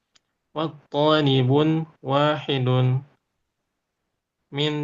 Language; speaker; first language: Arabic; non-native, learner; Indonesian